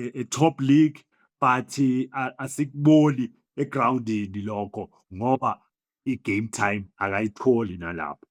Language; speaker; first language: Zulu; native; Zulu